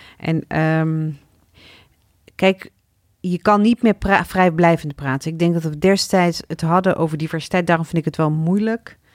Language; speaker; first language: Dutch; early bilingual, other home language; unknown